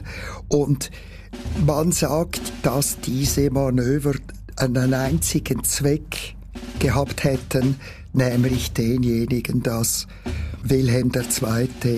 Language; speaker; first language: German; native; German